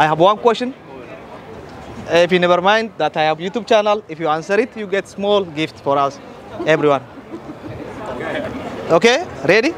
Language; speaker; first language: English; non-native, learner; Tigrinya